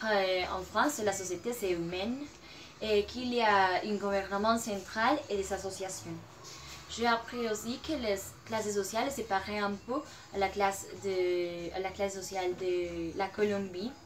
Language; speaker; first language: French; non-native, learner; Spanish